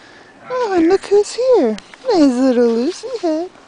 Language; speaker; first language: English; native; English